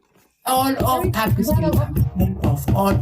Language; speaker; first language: English; non-native, learner; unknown